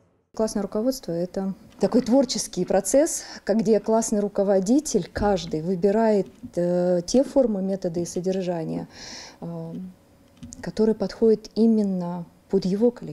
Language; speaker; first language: Russian; native; Russian